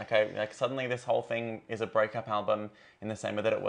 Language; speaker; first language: English; native; English